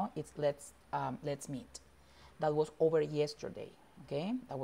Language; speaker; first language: English; non-native, fluent; Spanish